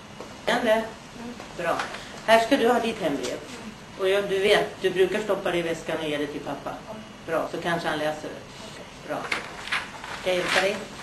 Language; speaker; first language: Swedish; native; Swedish